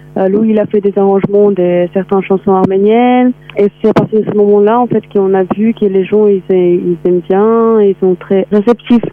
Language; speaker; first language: French; non-native, fluent; Armenian